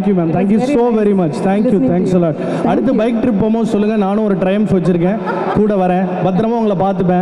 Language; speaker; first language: Tamil; native; Tamil